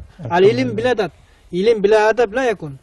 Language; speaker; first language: Arabic; non-native, fluent; Kyrgyz